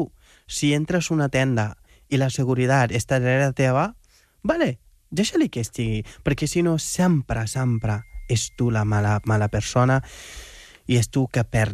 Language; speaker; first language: Catalan; non-native, fluent; Wolof